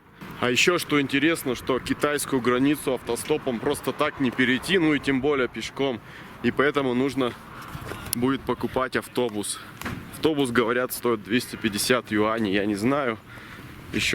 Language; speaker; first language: Russian; native; Russian